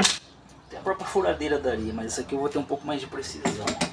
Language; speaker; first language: Portuguese; native; Portuguese